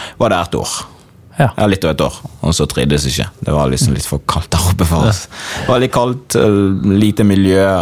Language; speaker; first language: Norwegian; early bilingual, other home language; Swahili